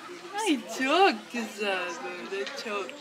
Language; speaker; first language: Turkish; non-native, fluent; Bosnian